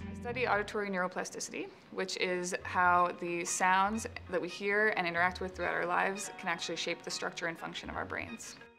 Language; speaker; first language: English; native; English